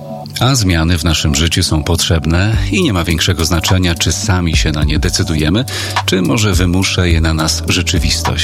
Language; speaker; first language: Polish; native; Polish